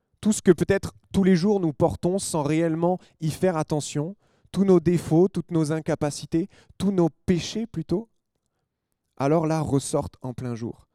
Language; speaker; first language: French; native; French